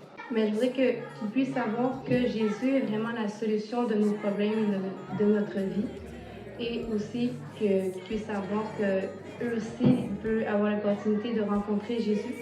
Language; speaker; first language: French; native; French